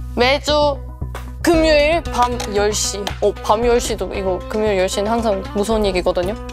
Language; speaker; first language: Korean; non-native, fluent; German